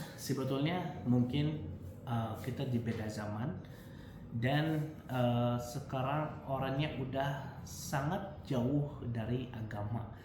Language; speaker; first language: Indonesian; non-native, fluent; Arabic